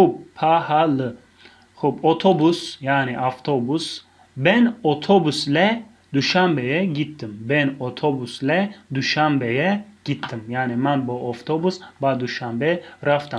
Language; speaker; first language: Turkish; non-native, fluent; Tajik